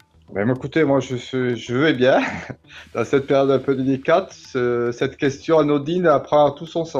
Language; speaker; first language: French; native; French